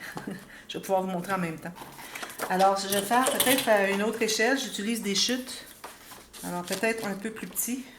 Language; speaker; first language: French; native; French